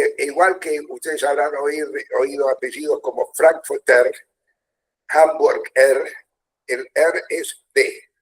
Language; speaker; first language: Spanish; early bilingual, other home language; German